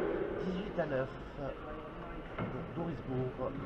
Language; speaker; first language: French; native; French